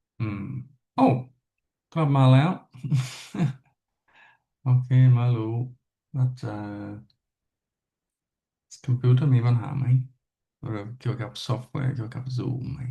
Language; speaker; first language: Thai; non-native, learner; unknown